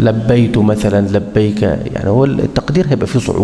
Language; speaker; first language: Arabic; native; Arabic